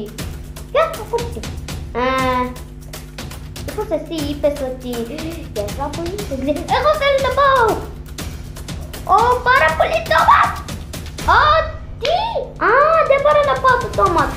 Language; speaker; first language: Greek; non-native, learner; Arabic